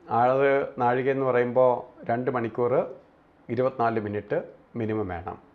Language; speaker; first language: Malayalam; native; Malayalam